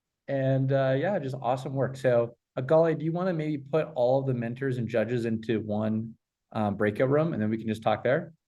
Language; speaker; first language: English; native; English